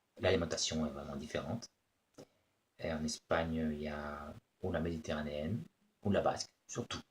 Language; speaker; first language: French; early bilingual, other home language; Spanish